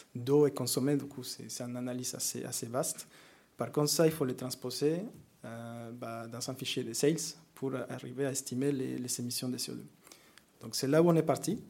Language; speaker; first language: French; non-native, fluent; Spanish